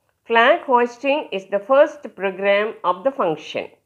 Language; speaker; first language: English; non-native, local second language; Tamil